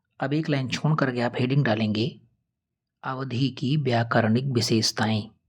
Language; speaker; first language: Hindi; native; Hindi